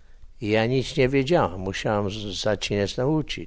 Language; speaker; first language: Polish; early bilingual, heritage; English